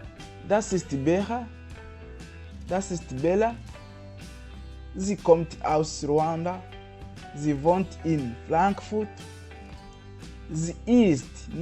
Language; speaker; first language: German; non-native, fluent; Kinyarwanda